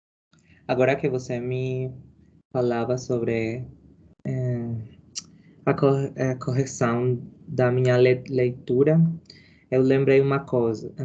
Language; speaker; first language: Portuguese; non-native, learner; Spanish